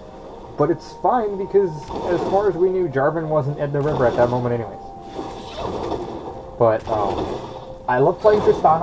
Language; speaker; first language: English; native; English